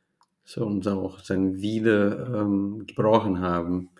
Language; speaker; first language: German; non-native, fluent; Portuguese